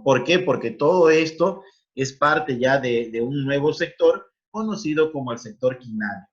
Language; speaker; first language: Spanish; native; Spanish